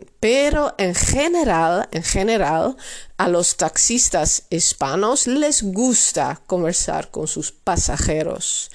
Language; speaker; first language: Spanish; non-native, fluent; Dutch